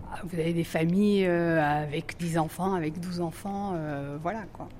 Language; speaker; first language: French; native; French